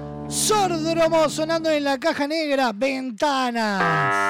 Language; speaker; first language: Spanish; native; Spanish